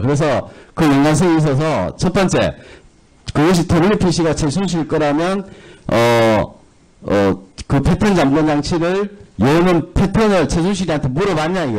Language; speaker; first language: Korean; native; Korean